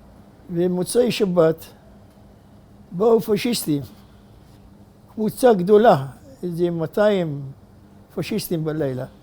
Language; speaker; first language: Hebrew; non-native, fluent; Arabic